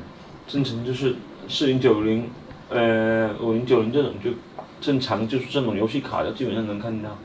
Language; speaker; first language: Chinese; native; Chinese